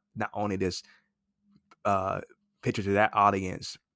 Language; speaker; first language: English; native; English